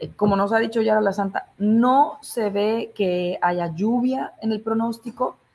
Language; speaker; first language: Spanish; native; Spanish